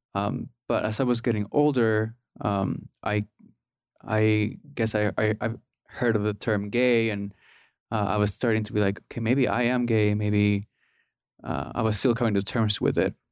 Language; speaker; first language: English; early bilingual, other home language; Spanish